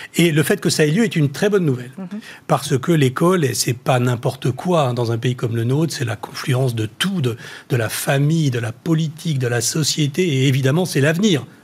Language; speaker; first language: French; native; French